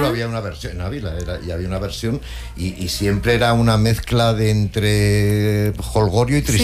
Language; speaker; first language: Spanish; native; Spanish